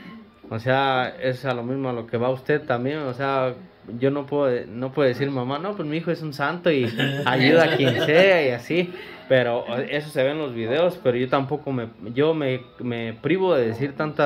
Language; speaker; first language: Spanish; native; Spanish